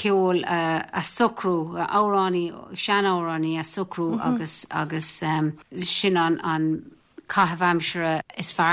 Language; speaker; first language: Irish; non-native, local second language; English